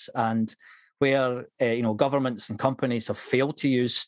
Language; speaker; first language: English; native; English